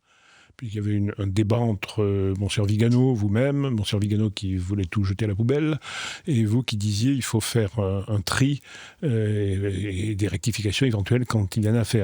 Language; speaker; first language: French; native; French